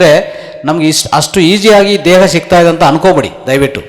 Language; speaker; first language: Kannada; native; Kannada